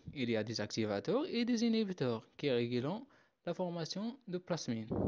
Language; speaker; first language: French; non-native, local second language; Arabic